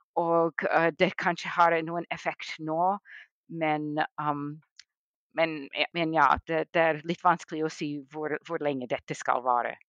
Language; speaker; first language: Norwegian; non-native, fluent; English